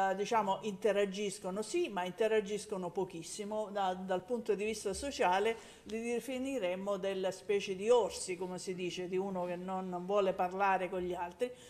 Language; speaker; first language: Italian; native; Italian